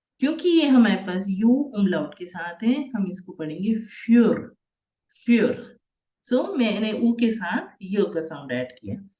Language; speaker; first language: Hindi; native; Hindi